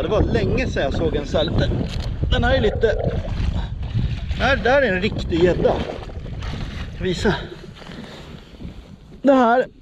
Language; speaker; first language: Swedish; native; Swedish